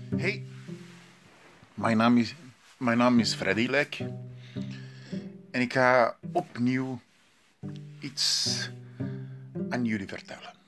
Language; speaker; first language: Dutch; non-native, learner; Portuguese